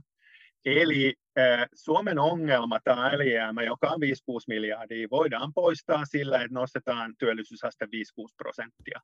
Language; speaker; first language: Finnish; non-native, local second language; Swedish